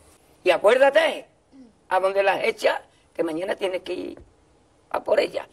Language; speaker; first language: Spanish; native; Spanish